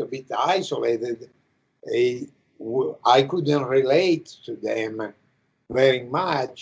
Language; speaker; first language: English; non-native, fluent; Italian